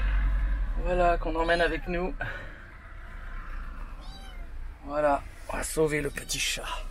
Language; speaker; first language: French; native; French